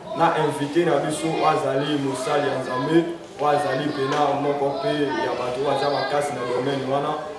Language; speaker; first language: Lingala; native; Lingala